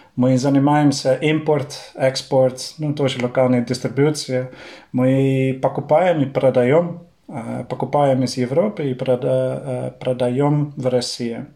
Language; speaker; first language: Russian; non-native, fluent; Dutch